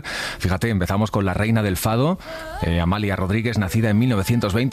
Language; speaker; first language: Spanish; native; Spanish